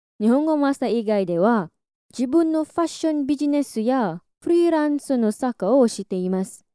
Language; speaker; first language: Japanese; non-native, learner; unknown